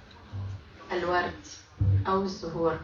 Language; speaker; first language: French; non-native, fluent; Arabic